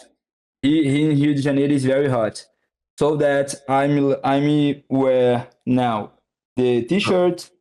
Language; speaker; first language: English; non-native, learner; Portuguese